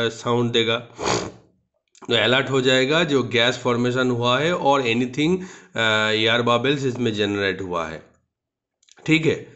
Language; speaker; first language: Hindi; non-native, local second language; Bangla